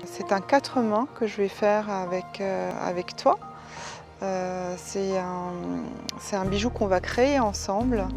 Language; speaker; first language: French; native; French